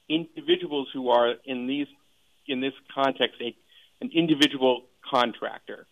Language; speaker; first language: English; native; English